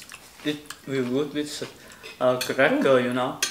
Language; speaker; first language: English; non-native, learner; Vietnamese